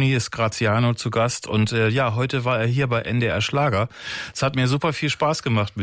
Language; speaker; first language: German; native; German